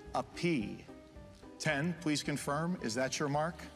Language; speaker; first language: English; native; English